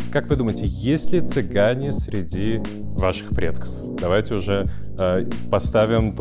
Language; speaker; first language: Russian; native; Russian